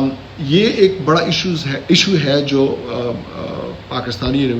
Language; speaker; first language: Hindi; non-native, local second language; Pashto